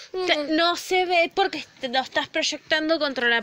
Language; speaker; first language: Spanish; native; Spanish